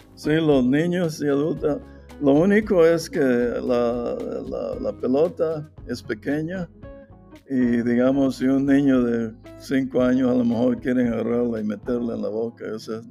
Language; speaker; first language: Spanish; native; Spanish